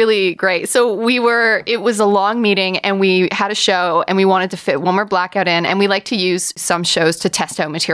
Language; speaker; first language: English; native; English